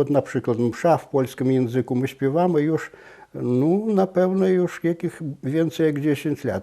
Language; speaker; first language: Polish; non-native, local second language; Belarusian